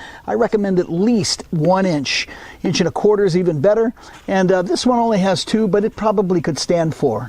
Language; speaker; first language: English; native; English